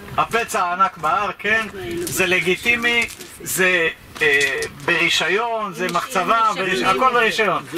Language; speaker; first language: Hebrew; native; Hebrew